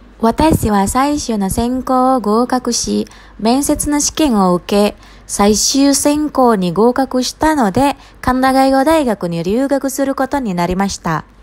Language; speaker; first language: Japanese; non-native, fluent; Indonesian